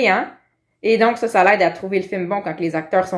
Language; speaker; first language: French; native; French